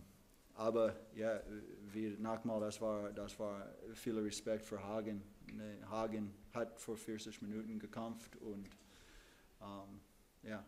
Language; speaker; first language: German; non-native, learner; English